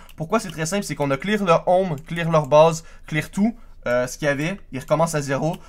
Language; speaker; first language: French; native; French